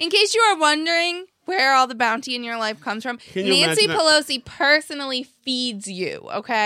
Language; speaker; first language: English; native; English